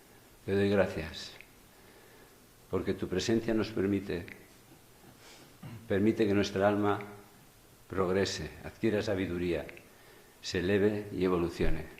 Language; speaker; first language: Spanish; native; Spanish